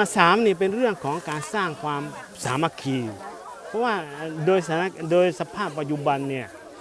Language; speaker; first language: Thai; non-native, local second language; Malay